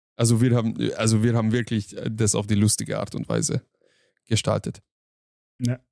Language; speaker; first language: German; non-native, fluent; Hungarian